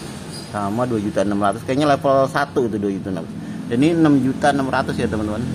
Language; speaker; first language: Indonesian; native; Indonesian